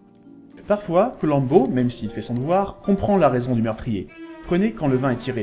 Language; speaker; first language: French; native; French